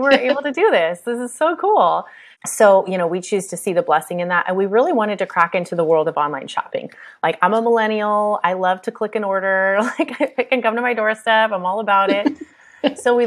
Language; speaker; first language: English; native; English